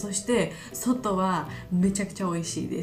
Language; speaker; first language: Japanese; non-native, learner; Georgian